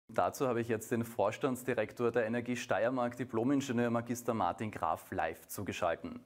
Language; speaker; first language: German; native; German